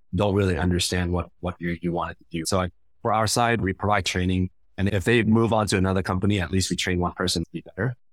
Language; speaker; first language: English; non-native, fluent; Khmer